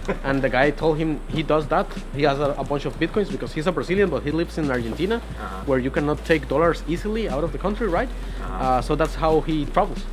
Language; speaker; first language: English; non-native, fluent; Spanish